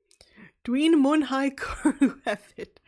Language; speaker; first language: Welsh; non-native, learner; English